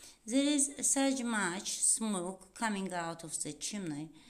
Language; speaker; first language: English; non-native, fluent; Azerbaijani